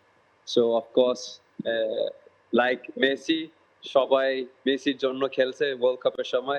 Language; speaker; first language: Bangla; early bilingual, heritage; Bangla